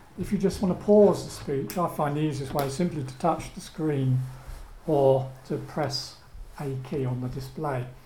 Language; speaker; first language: English; native; English